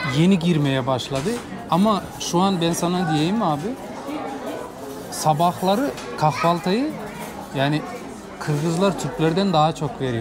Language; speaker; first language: Turkish; early bilingual, heritage; Turkish